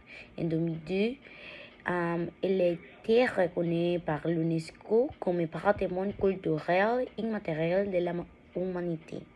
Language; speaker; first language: French; non-native, learner; Spanish